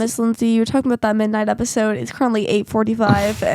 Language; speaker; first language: English; native; English